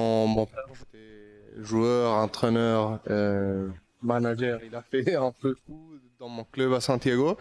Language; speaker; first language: French; non-native, fluent; Spanish